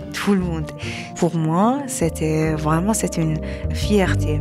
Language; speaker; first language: French; non-native, learner; Persian